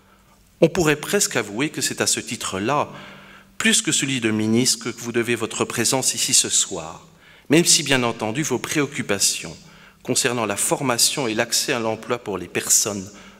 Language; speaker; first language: French; native; French